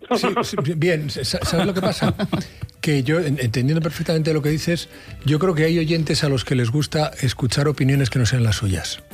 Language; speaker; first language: Spanish; native; Spanish